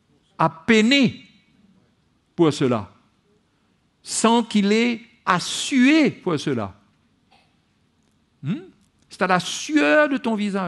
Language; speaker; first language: French; native; French